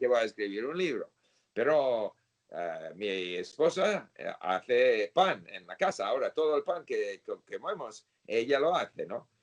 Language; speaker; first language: Spanish; non-native, fluent; English